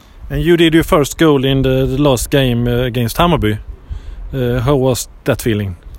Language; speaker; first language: English; non-native, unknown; Swedish